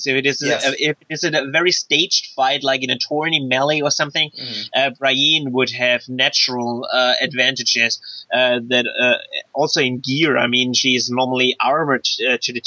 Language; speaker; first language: English; non-native, fluent; German